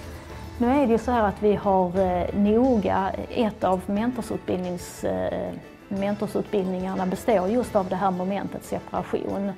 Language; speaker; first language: Swedish; native; Swedish